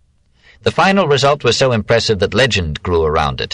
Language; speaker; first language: English; native; English